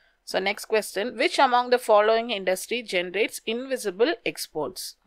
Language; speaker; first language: English; non-native, local second language; Tamil